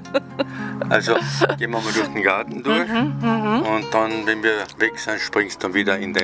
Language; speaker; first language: German; native; German